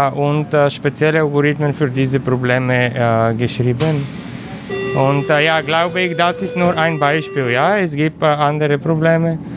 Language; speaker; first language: German; non-native, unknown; Bulgarian